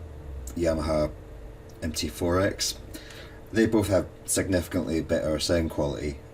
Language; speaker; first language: English; native; English